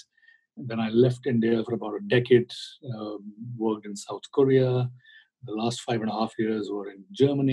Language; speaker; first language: English; non-native, local second language; Hindi